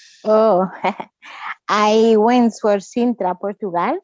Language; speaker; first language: English; non-native, learner; Spanish